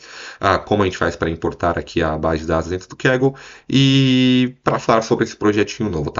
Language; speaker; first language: Portuguese; native; Portuguese